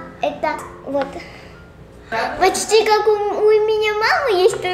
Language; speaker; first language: Russian; early bilingual, heritage; Russian